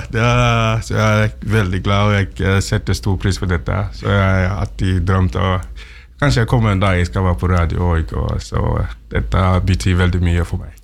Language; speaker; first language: Norwegian; non-native, fluent; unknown